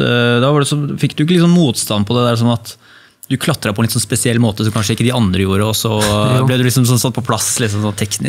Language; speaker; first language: Norwegian; native; Norwegian